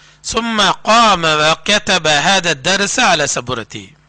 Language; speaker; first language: Arabic; non-native, fluent; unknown